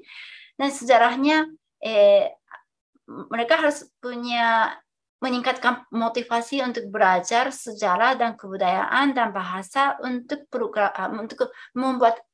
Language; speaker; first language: Indonesian; non-native, fluent; Japanese